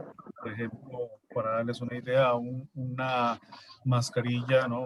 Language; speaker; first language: Spanish; native; Spanish